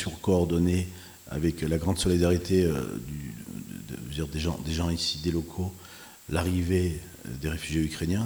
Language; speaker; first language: French; native; French